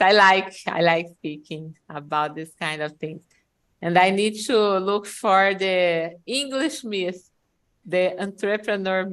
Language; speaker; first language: English; non-native, fluent; Portuguese